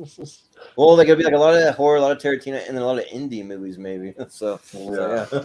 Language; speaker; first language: English; native; English